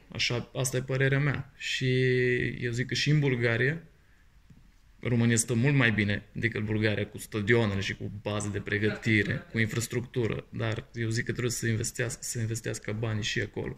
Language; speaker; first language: Romanian; non-native, fluent; Bulgarian